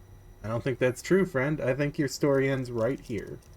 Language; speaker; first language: English; native; English